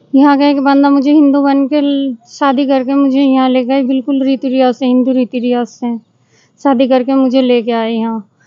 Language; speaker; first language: Hindi; native; Hindi